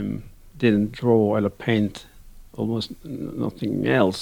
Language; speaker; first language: English; non-native, learner; Dutch